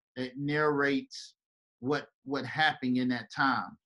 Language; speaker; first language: English; native; English